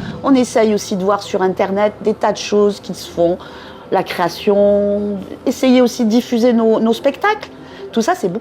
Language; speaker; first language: French; native; French